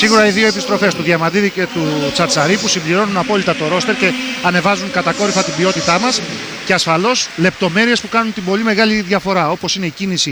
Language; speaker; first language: Greek; native; Greek